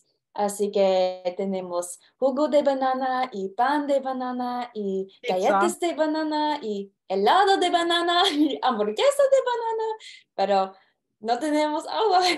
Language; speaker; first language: Spanish; non-native, learner; English